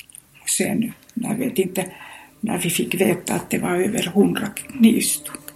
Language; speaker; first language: Swedish; non-native, fluent; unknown